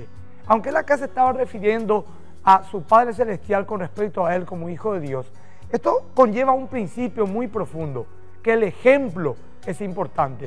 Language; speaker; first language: Spanish; native; Spanish